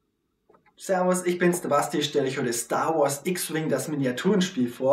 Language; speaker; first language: German; native; German